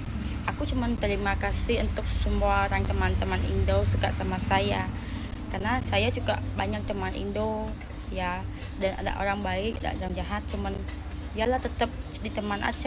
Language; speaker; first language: Indonesian; non-native, fluent; Khmer